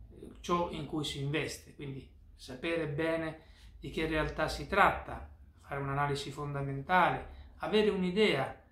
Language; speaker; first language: Italian; native; Italian